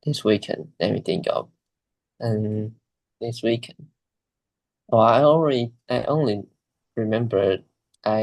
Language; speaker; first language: English; non-native, learner; Chinese